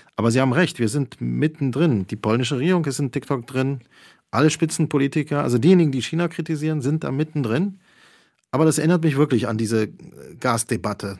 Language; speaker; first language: German; early bilingual, other home language; Polish